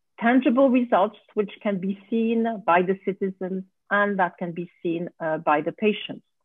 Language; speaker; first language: English; non-native, fluent; French